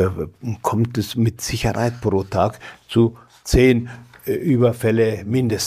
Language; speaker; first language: German; non-native, fluent; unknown